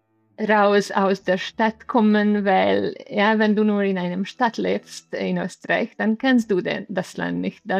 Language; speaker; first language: German; non-native, fluent; Hungarian